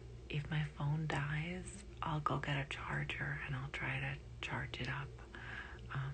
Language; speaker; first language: English; native; English